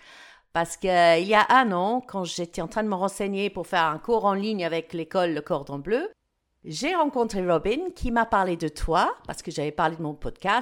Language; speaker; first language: French; non-native, fluent; English